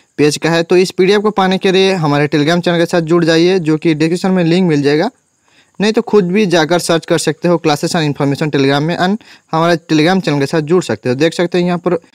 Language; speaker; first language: Hindi; non-native, local second language; Bangla